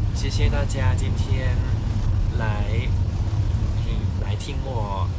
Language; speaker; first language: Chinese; non-native, learner; Thai